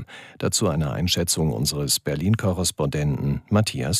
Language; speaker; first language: German; native; German